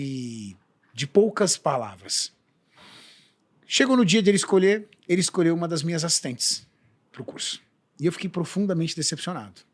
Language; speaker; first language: Portuguese; native; Portuguese